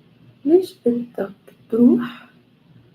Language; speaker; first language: Arabic; non-native, learner; English